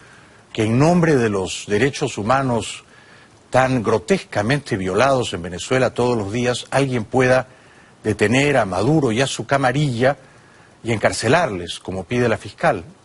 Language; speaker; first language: Spanish; native; Spanish